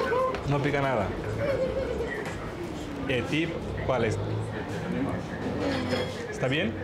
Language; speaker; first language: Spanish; non-native, learner; Hindi